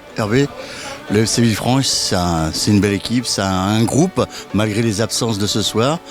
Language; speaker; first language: French; native; French